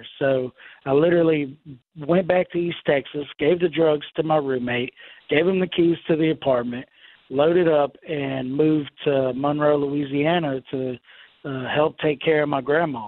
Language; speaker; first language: English; native; English